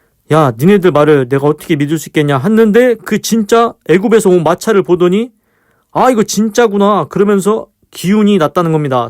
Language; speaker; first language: Korean; native; Korean